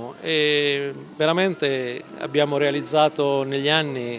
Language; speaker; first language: Italian; native; Italian